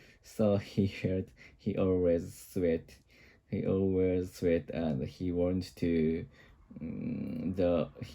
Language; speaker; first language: English; non-native, learner; Japanese